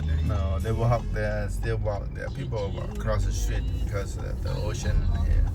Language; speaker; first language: English; non-native, learner; Khmer